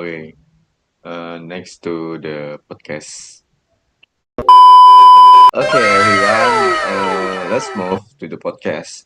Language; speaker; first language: English; non-native, learner; Indonesian